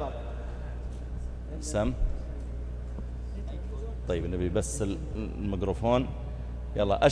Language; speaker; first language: Arabic; native; Arabic